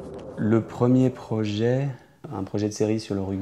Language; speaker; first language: French; native; French